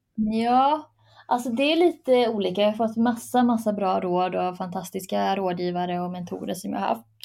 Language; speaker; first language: Swedish; early bilingual, other home language; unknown